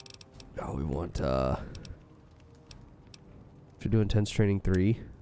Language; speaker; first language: English; native; English